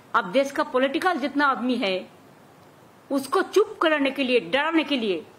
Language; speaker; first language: Hindi; non-native, local second language; Bangla